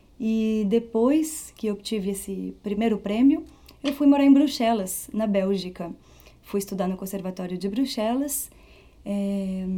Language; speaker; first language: Portuguese; early bilingual, heritage; Portuguese